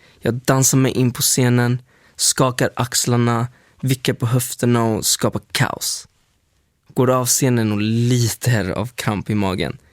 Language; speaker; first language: Swedish; early bilingual, other home language; Spanish